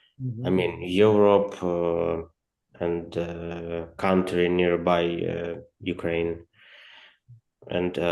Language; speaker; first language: English; non-native, learner; Ukrainian